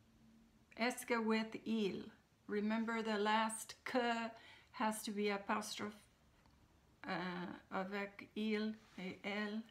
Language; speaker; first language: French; non-native, fluent; English